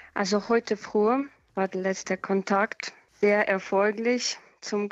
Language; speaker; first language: German; non-native, fluent; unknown